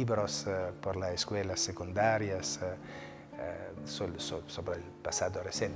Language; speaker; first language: Spanish; non-native, fluent; Italian